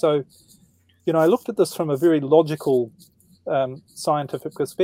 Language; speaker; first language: English; native; English